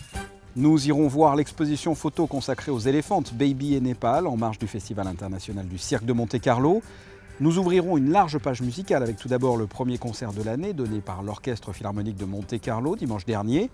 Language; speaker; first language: French; native; French